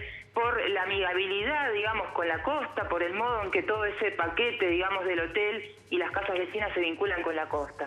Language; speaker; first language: Spanish; native; Spanish